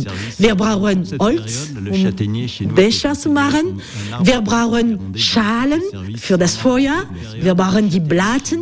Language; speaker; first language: German; non-native, learner; French